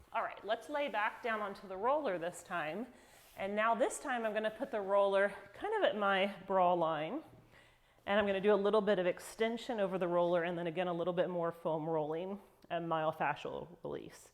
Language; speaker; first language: English; native; English